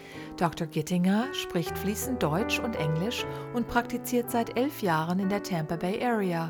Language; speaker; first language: German; native; German